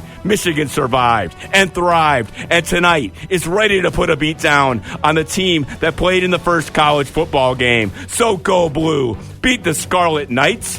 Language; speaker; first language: English; native; English